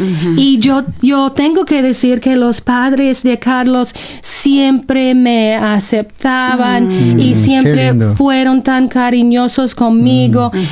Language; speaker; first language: Spanish; non-native, fluent; English